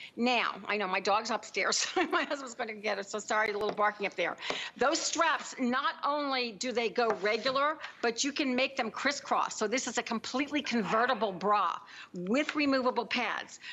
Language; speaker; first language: English; native; English